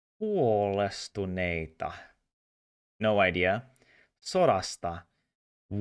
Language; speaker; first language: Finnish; non-native, learner; English